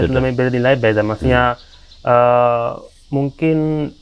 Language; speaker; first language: Indonesian; non-native, fluent; Italian